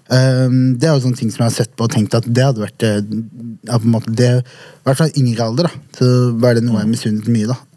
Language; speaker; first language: Norwegian; early bilingual, other home language; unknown